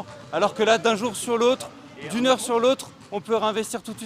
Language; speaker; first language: French; native; French